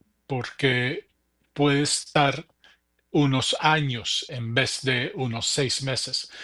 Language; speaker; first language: Spanish; early bilingual, heritage; English